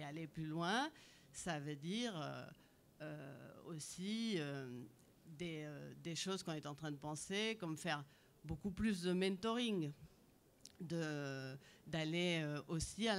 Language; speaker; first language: French; native; French